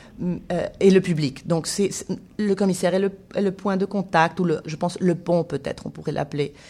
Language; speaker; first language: French; non-native, fluent; Spanish